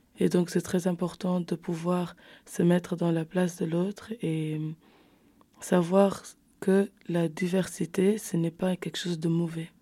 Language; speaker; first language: French; non-native, fluent; Kabuverdianu